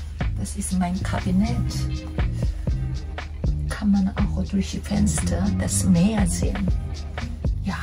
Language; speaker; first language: German; non-native, fluent; Korean